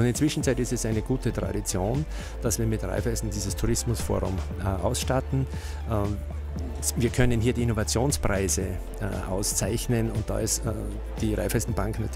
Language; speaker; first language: German; native; German